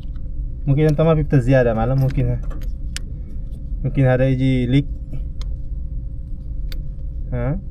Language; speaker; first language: Arabic; non-native, learner; Filipino